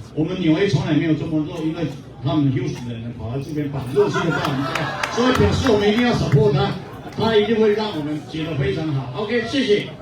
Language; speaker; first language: Chinese; non-native, local second language; Min Nan Chinese